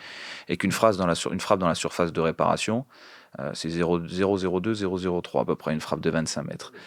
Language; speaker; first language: French; native; French